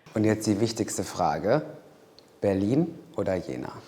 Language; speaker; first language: German; native; German